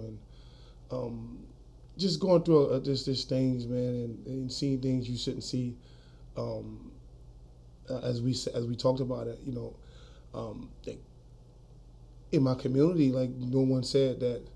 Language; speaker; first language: English; native; English